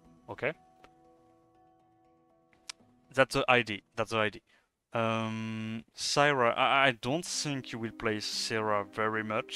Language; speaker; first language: English; non-native, fluent; French